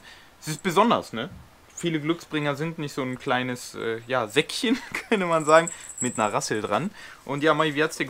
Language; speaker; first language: German; native; German